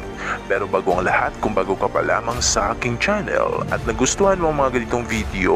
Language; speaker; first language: Filipino; native; Filipino